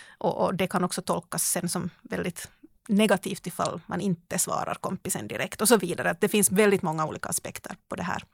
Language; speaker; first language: Swedish; native; Swedish